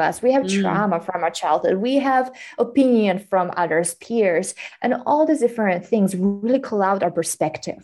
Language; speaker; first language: English; non-native, fluent; Slovak